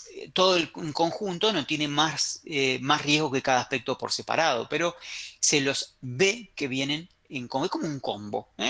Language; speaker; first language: Spanish; native; Spanish